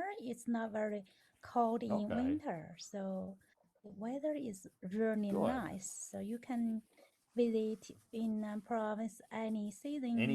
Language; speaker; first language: English; non-native, learner; Chinese